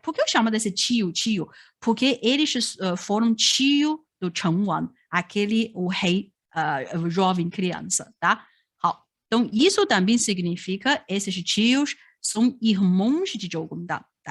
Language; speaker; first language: Portuguese; non-native, fluent; Chinese